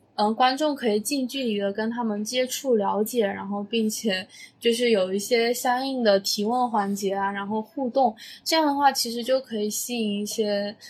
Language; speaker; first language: Chinese; native; Chinese